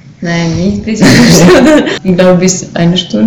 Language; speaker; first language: German; non-native, learner; Russian